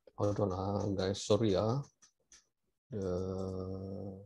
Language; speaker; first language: English; non-native, local second language; Malay